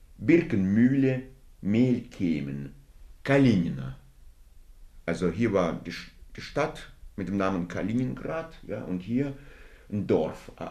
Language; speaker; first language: German; non-native, fluent; Russian